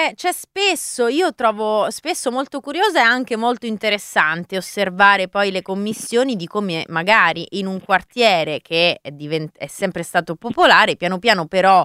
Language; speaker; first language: Italian; native; Italian